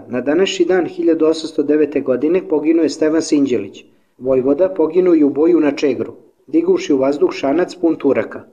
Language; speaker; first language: Serbian; native; Serbian